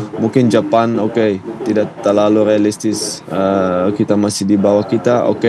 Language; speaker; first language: Indonesian; non-native, fluent; Dutch